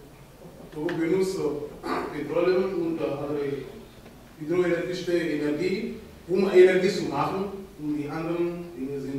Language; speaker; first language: German; non-native, fluent; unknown